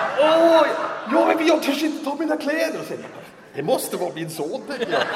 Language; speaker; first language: Swedish; native; Swedish